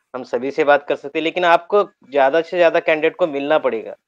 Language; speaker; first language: Hindi; native; Hindi